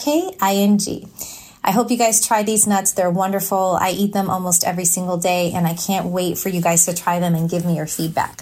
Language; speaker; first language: English; native; English